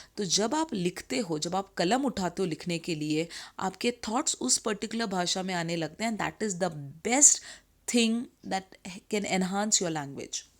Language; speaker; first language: Hindi; native; Hindi